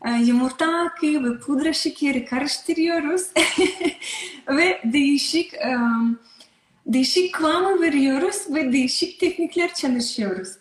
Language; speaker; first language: Turkish; non-native, learner; Russian